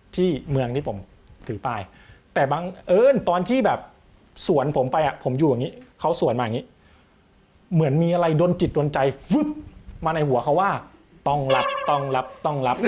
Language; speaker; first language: Thai; native; Thai